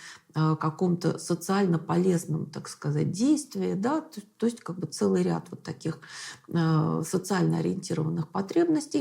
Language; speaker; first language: Russian; native; Russian